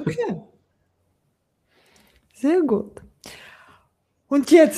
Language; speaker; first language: German; non-native, fluent; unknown